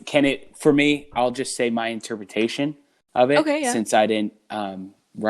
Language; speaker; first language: English; native; English